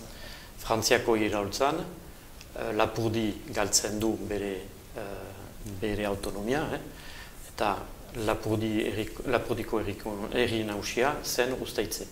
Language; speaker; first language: Basque; native; Basque